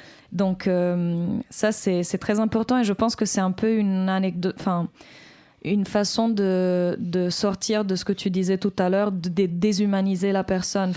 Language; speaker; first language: French; native; French